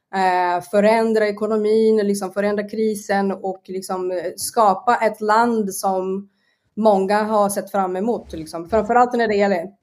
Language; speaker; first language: Swedish; non-native, fluent; Portuguese